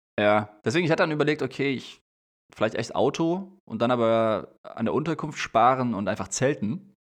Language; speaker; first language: German; native; German